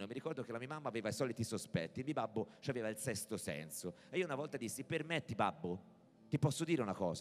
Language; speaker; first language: Italian; native; Italian